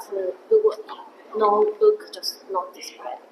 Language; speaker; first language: English; non-native, learner; Chinese